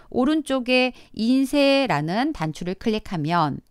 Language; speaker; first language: Korean; native; Korean